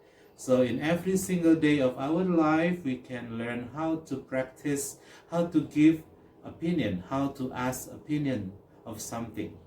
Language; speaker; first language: English; non-native, fluent; Indonesian